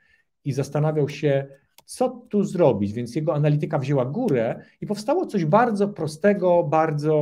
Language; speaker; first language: Polish; native; Polish